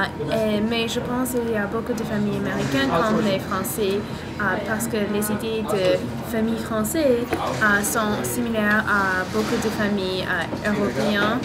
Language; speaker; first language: French; non-native, learner; English